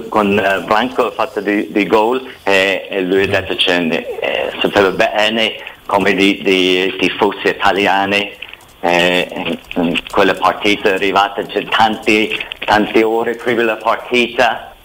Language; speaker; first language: Italian; non-native, fluent; English